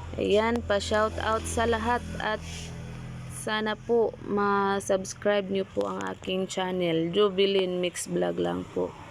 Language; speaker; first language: Filipino; non-native, local second language; Cebuano